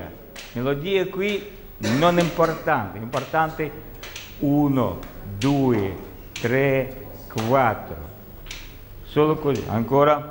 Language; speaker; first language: Italian; non-native, learner; Russian